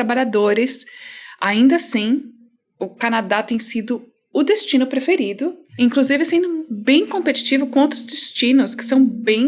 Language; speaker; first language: Portuguese; native; Portuguese